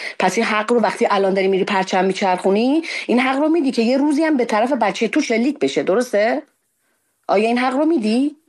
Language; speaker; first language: Persian; native; Persian